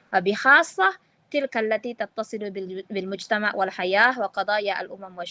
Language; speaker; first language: Arabic; non-native, fluent; Indonesian